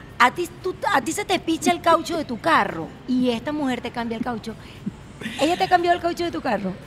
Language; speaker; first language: Spanish; native; Spanish